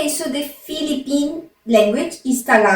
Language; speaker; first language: English; non-native, fluent; Arabic